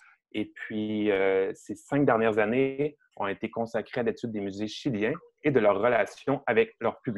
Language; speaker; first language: French; native; French